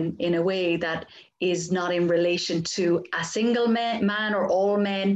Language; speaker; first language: English; native; English